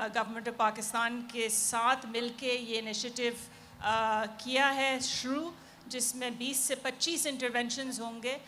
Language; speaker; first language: Urdu; native; Urdu